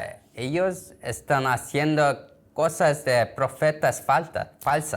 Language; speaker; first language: Spanish; non-native, learner; Korean